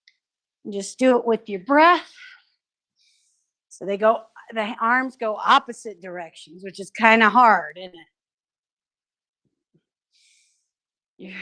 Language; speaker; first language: English; native; English